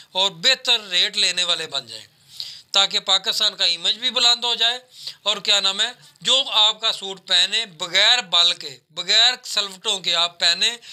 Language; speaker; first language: Urdu; non-native, local second language; Punjabi